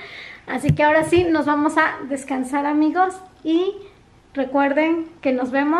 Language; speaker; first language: Spanish; native; Spanish